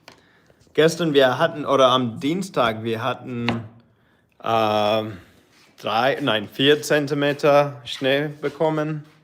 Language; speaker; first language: German; non-native, learner; Spanish